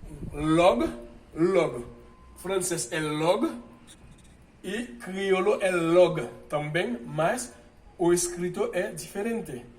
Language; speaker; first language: Portuguese; non-native, fluent; Haitian Creole